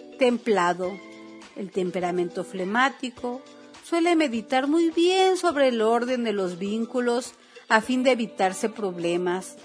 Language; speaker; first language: Spanish; native; Spanish